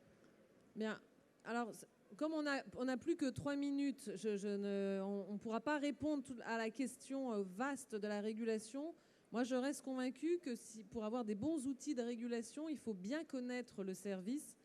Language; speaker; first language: French; native; French